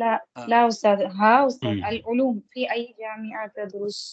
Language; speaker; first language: Arabic; non-native, learner; Tamil